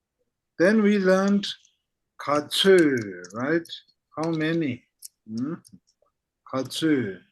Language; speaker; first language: English; non-native, fluent; Tibetan